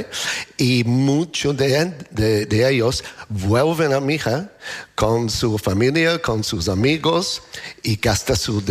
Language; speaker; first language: Spanish; non-native, learner; English